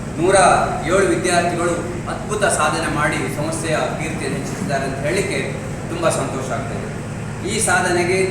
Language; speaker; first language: Kannada; native; Kannada